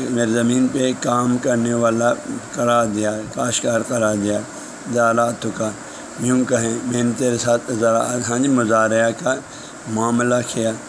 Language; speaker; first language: Urdu; non-native, local second language; Balti